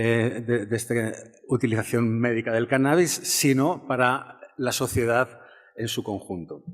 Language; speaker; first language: Spanish; native; Spanish